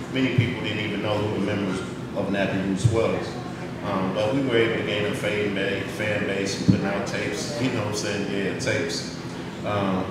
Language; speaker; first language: English; native; English